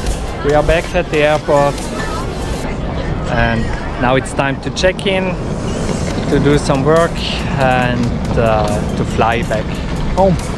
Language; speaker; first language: English; non-native, fluent; German